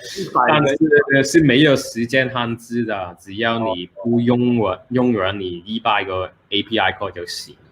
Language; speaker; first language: Chinese; early bilingual, heritage; Chinese